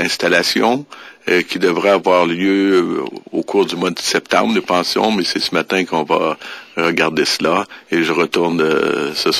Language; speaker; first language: French; native; French